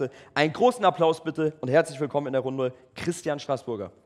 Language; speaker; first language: German; native; German